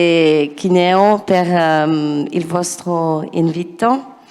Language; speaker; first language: Italian; non-native, learner; French